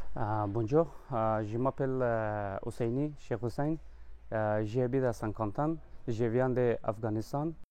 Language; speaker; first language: French; non-native, learner; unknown